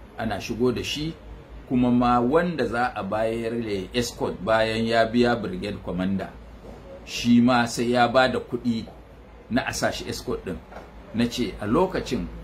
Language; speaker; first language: Hausa; non-native, local second language; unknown